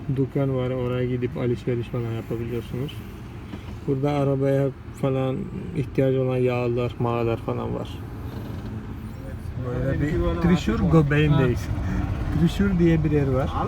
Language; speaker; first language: Turkish; non-native, fluent; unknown